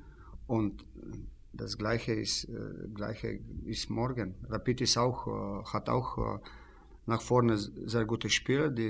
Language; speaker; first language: German; non-native, fluent; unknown